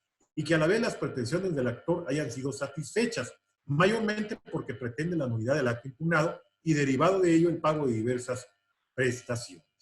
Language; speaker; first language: Spanish; native; Spanish